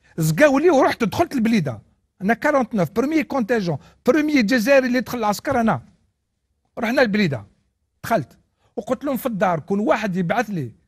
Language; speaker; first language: Arabic; non-native, local second language; Kabyle